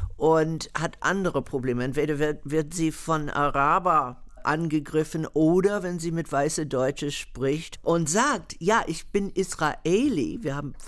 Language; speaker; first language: German; non-native, fluent; English